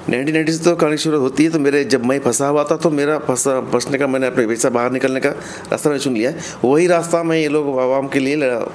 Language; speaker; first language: Hindi; non-native, local second language; Urdu